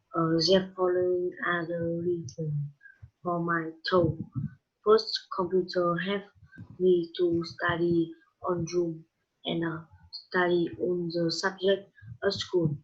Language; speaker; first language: English; non-native, learner; Vietnamese